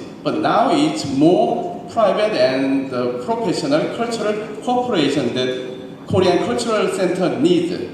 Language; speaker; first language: English; non-native, learner; Korean